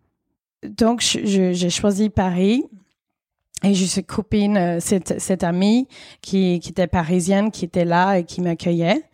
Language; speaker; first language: French; non-native, fluent; English